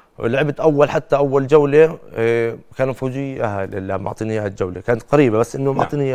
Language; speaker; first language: Arabic; native; Arabic